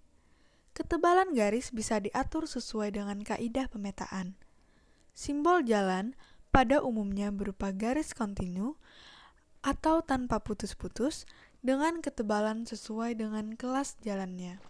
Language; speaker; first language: Indonesian; native; Indonesian